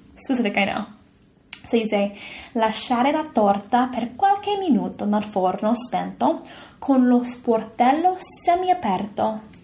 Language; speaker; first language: Italian; non-native, fluent; English